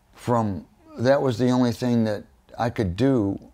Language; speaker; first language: English; native; English